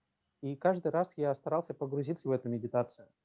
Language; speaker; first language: Russian; native; Russian